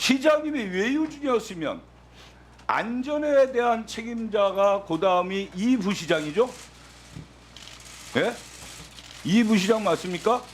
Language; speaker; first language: Korean; native; Korean